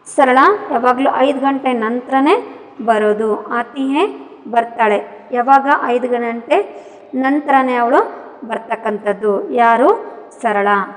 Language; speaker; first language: Hindi; non-native, local second language; Kannada